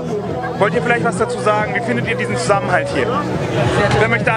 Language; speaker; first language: German; early bilingual, other home language; Turkish